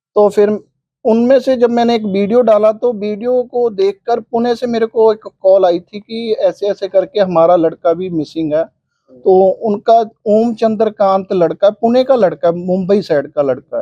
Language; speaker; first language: Hindi; non-native, local second language; Punjabi